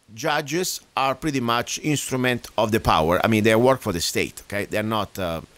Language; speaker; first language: English; non-native, fluent; Italian